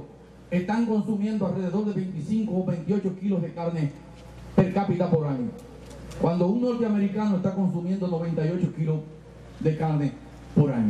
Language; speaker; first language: Spanish; native; Spanish